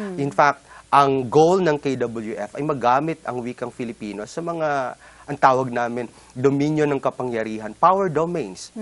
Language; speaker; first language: Filipino; non-native, local second language; Waray